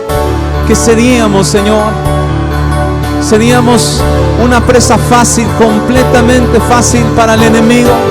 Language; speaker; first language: Spanish; native; Spanish